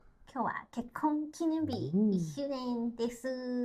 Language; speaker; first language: Japanese; non-native, fluent; Cantonese